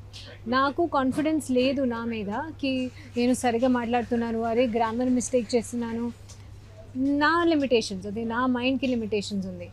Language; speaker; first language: Telugu; non-native, learner; Hindi